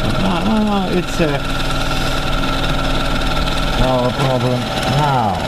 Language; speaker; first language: English; non-native, learner; Russian